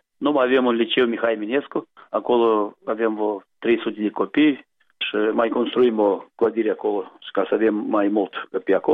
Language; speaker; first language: Romanian; non-native, local second language; Gagauz